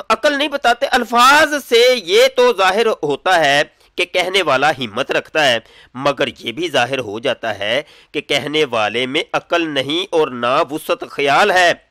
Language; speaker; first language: Urdu; non-native, local second language; Punjabi